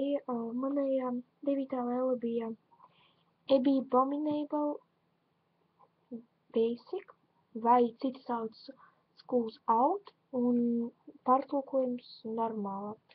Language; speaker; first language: Latvian; non-native, local second language; Russian